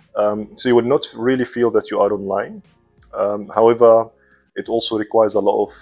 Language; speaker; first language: English; non-native, fluent; Arabic